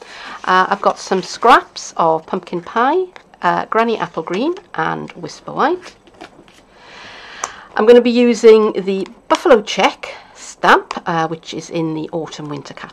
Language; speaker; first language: English; native; English